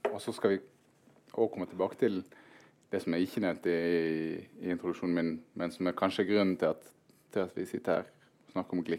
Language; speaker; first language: Norwegian; native; Norwegian